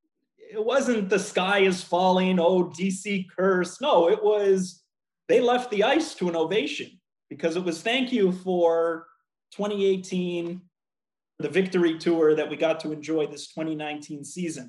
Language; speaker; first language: English; native; English